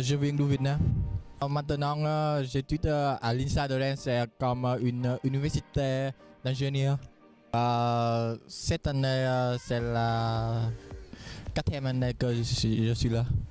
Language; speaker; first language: French; non-native, fluent; Vietnamese